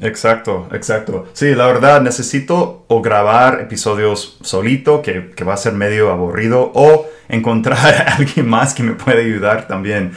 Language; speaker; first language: Spanish; non-native, fluent; English